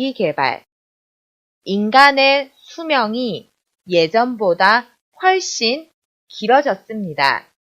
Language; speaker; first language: Korean; non-native, fluent; Chinese